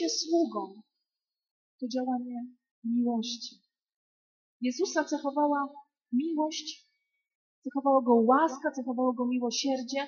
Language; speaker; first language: Polish; native; Polish